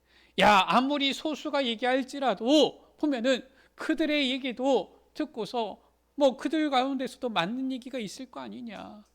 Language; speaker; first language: Korean; native; Korean